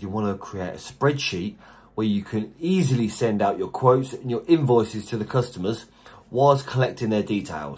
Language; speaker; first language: English; native; English